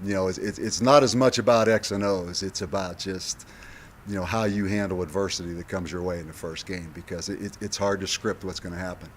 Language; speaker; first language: English; native; English